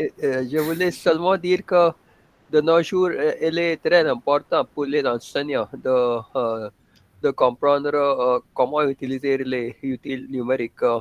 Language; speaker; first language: French; non-native, fluent; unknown